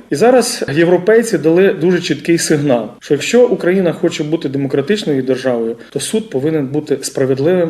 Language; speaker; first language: Ukrainian; native; Ukrainian